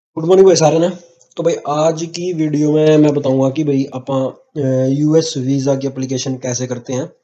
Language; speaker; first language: Hindi; native; Hindi